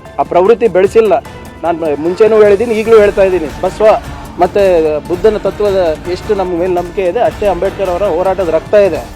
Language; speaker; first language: Kannada; native; Kannada